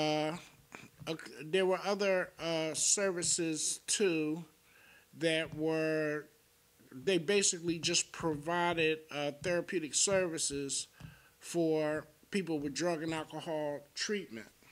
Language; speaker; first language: English; native; English